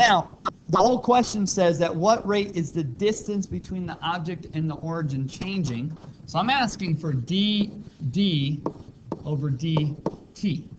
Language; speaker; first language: English; native; English